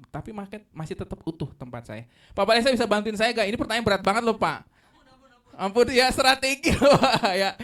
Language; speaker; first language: Indonesian; native; Indonesian